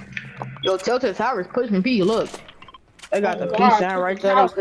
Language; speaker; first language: English; native; English